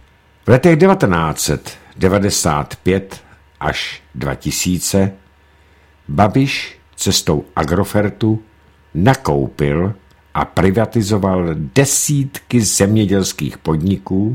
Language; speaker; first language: Czech; native; Czech